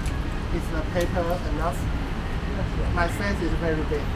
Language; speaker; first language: English; non-native, learner; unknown